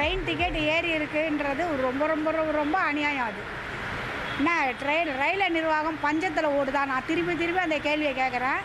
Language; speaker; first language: Tamil; native; Tamil